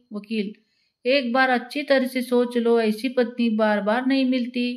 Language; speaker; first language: Hindi; non-native, local second language; Marathi